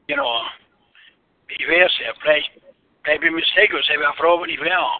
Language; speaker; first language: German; early bilingual, heritage; Pennsylvania German